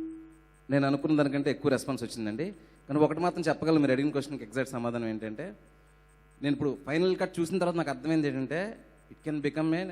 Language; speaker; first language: Telugu; native; Telugu